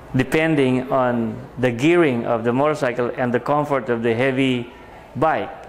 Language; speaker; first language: English; non-native, local second language; Filipino